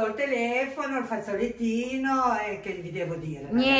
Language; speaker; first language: Italian; native; Italian